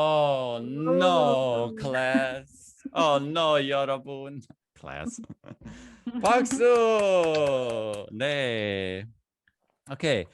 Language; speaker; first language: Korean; non-native, fluent; English